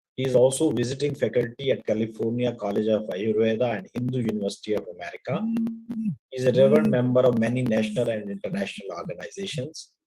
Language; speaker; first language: English; non-native, local second language; Hindi